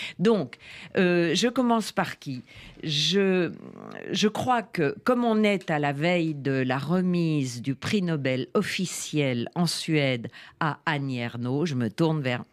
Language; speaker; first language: French; native; French